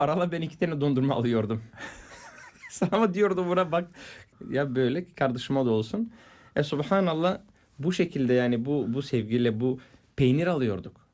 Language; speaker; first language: Turkish; non-native, fluent; Bulgarian